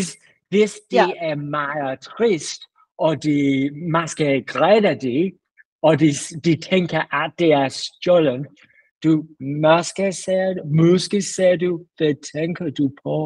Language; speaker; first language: Danish; non-native, learner; English